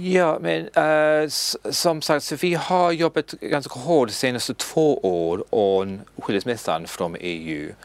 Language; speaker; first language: Swedish; non-native, learner; English